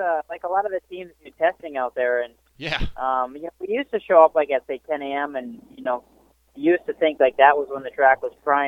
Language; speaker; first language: English; native; English